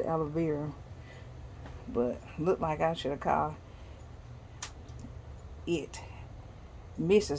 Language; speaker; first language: English; native; English